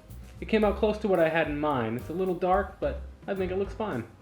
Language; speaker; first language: English; native; English